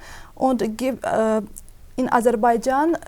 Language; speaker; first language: German; non-native, fluent; Azerbaijani